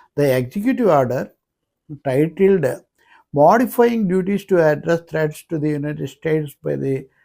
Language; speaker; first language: English; non-native, local second language; Telugu